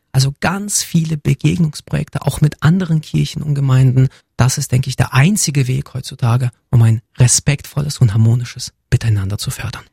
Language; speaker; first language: German; early bilingual, other home language; Russian